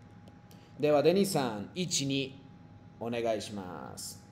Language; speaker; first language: Japanese; non-native, fluent; Spanish